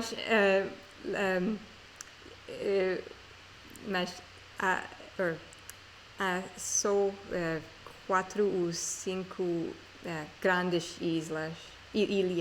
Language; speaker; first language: Portuguese; non-native, learner; English